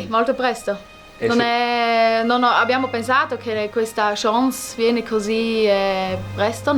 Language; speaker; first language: Italian; non-native, local second language; German